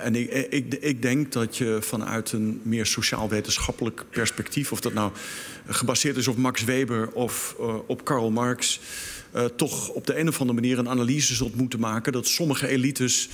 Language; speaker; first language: Dutch; native; Dutch